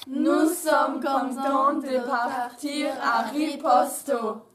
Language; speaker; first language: French; non-native, local second language; Luxembourgish